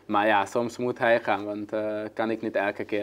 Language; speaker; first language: Dutch; non-native, learner; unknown